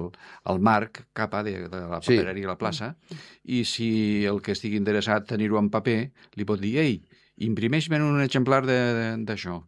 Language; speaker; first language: Catalan; non-native, fluent; Spanish